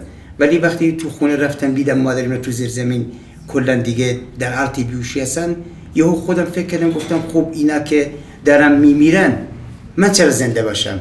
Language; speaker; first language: Persian; native; Persian